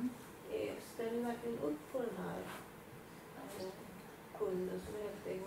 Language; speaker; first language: Swedish; native; Swedish